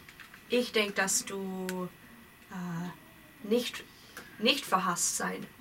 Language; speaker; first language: German; non-native, learner; English